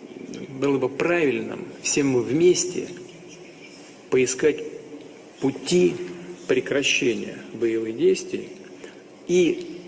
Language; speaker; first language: Russian; native; Russian